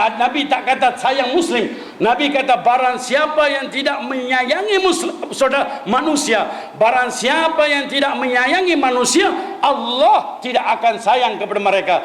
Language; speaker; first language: Malay; non-native, local second language; Min Nan Chinese